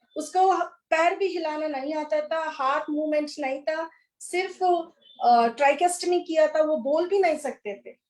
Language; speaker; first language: Hindi; non-native, local second language; Kannada